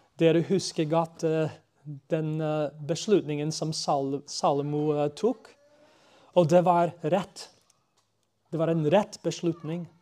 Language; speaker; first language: Norwegian; non-native, fluent; English